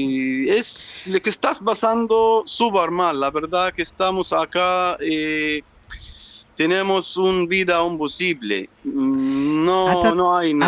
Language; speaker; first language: Spanish; non-native, learner; Arabic